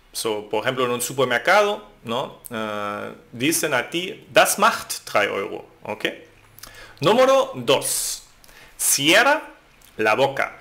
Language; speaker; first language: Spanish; non-native, fluent; German